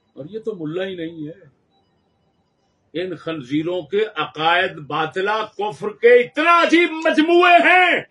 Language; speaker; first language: Urdu; non-native, local second language; Punjabi